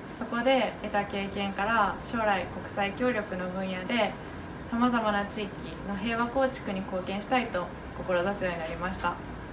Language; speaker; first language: Japanese; native; Japanese